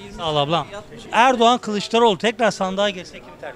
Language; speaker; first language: Turkish; native; Turkish